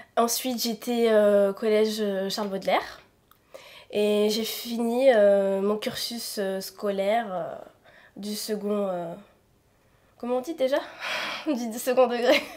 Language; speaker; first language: French; native; French